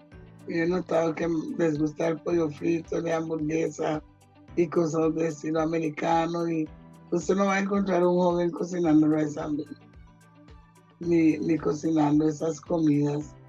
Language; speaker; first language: Spanish; non-native, local second language; Jamaican Creole English